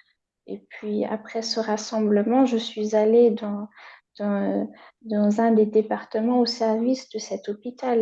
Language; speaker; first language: French; non-native, fluent; German